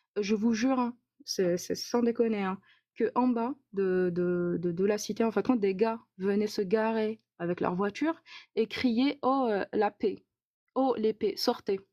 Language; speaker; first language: French; non-native, local second language; Arabic